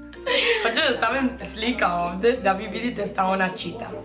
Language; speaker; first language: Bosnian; non-native, learner; Spanish